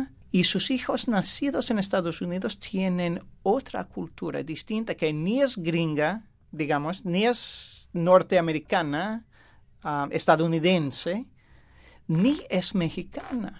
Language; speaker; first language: Spanish; non-native, fluent; English